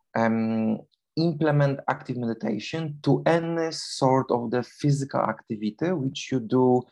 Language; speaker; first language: English; non-native, fluent; Polish